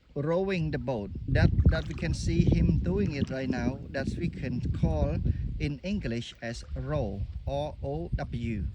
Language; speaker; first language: English; non-native, fluent; Khmer